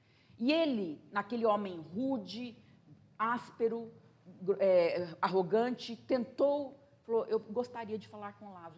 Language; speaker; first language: Portuguese; native; Portuguese